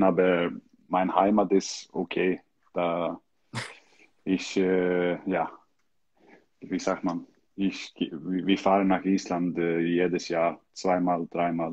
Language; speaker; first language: German; non-native, learner; Icelandic